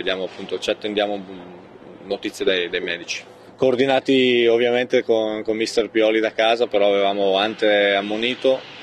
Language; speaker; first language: Italian; native; Italian